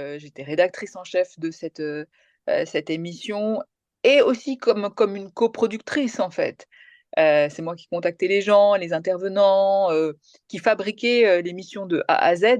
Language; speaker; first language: French; early bilingual, other home language; Malayalam